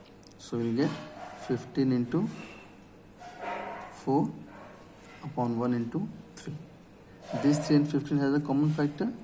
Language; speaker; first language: English; non-native, local second language; Hindi